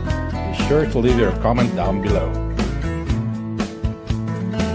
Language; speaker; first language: English; non-native, fluent; Slovenian